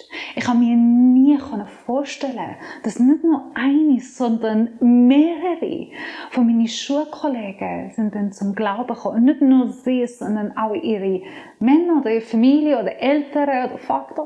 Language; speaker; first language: German; non-native, fluent; Persian